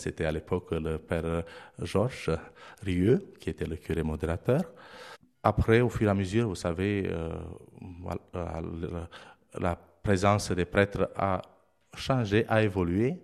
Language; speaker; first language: French; non-native, fluent; Romanian